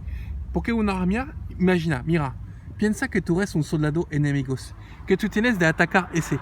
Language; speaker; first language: Spanish; non-native, learner; French